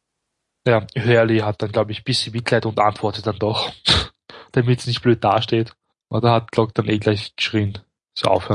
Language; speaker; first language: German; native; German